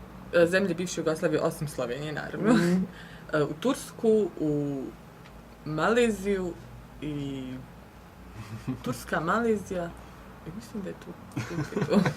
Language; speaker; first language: Croatian; native; Croatian